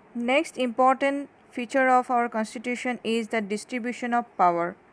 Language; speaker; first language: English; non-native, local second language; Assamese